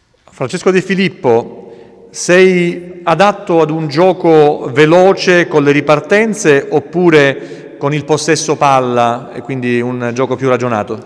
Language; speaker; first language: Italian; native; Italian